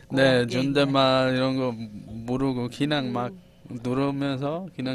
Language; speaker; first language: Korean; non-native, fluent; Bangla